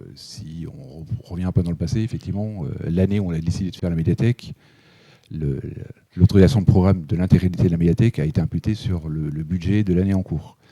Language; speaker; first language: French; native; French